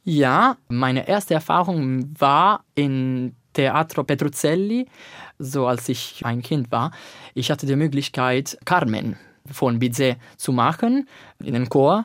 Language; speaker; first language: German; non-native, learner; Italian